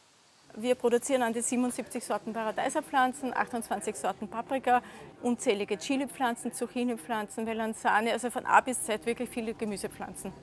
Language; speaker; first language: German; native; German